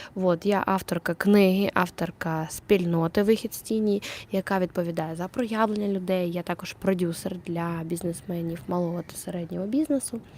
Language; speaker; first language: Ukrainian; non-native, local second language; Russian